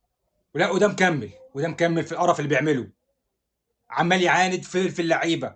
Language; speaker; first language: Arabic; native; Arabic